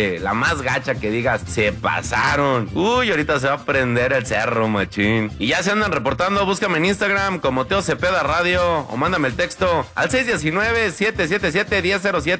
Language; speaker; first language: Spanish; native; Spanish